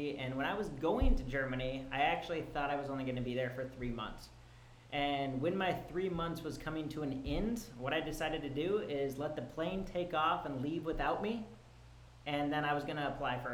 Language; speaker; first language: English; native; English